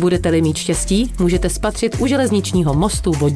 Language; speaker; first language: Czech; native; Czech